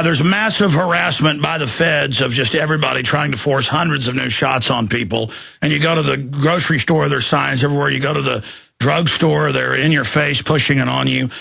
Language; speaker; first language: English; native; English